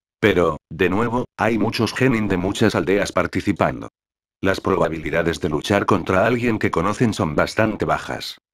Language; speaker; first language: Spanish; native; Spanish